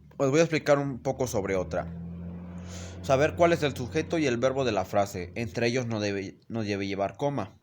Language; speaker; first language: Spanish; native; Spanish